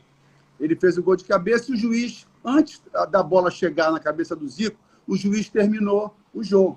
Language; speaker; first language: Portuguese; native; Portuguese